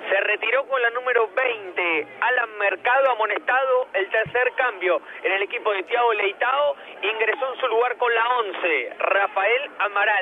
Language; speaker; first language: Spanish; native; Spanish